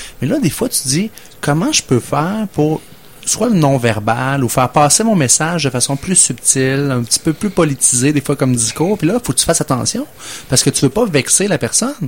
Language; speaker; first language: French; native; French